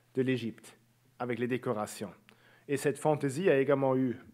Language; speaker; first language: French; native; French